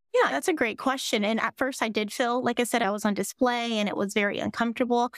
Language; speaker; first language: English; native; English